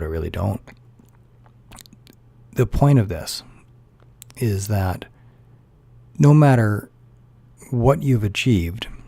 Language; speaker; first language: English; native; English